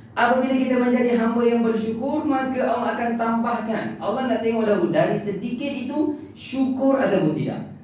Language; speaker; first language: Malay; native; Malay